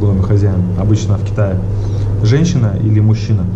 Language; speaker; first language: Russian; native; Russian